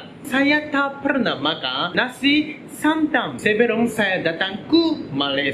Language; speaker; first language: Indonesian; non-native, learner; Japanese